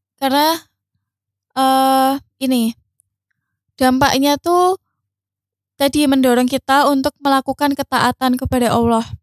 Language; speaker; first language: Indonesian; native; Indonesian